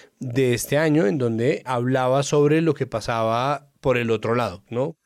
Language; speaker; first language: Spanish; native; Spanish